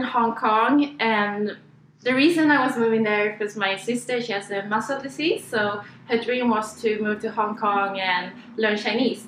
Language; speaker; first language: English; non-native, fluent; Swedish